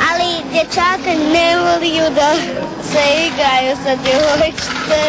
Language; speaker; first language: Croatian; early bilingual, heritage; Serbian